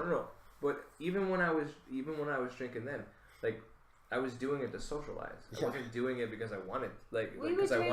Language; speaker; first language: English; native; English